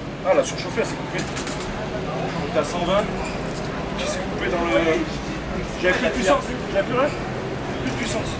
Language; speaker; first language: French; native; French